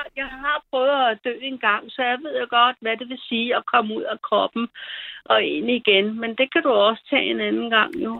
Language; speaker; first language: Danish; early bilingual, other home language; German